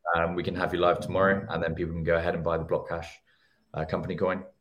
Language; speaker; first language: English; native; English